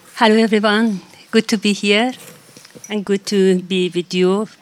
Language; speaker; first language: English; non-native, fluent; Persian